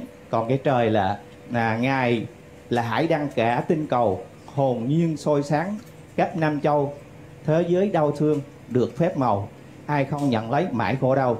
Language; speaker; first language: Vietnamese; native; Vietnamese